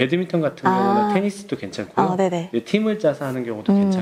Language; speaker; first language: Korean; native; Korean